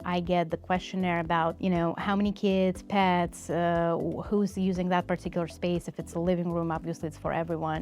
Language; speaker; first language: English; non-native, fluent; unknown